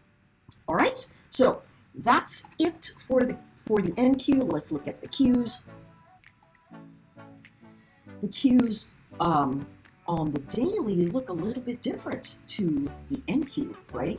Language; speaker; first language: English; native; English